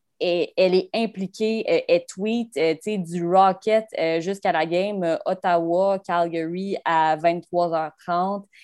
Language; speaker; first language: French; native; French